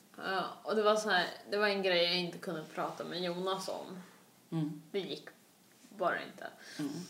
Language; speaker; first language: Swedish; early bilingual, other home language; Russian